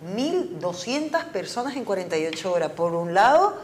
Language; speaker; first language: Spanish; native; Spanish